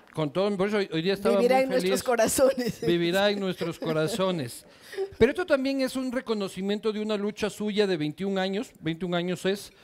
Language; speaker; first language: Spanish; native; Spanish